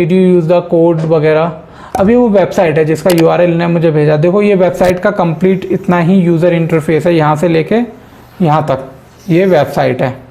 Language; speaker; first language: Hindi; native; Hindi